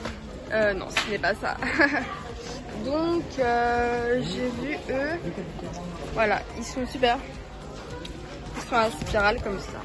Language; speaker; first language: French; native; French